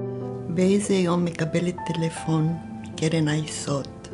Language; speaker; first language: Hebrew; non-native, fluent; Romanian